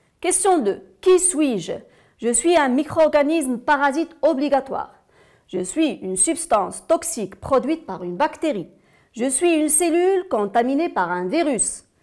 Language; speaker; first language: French; non-native, local second language; Arabic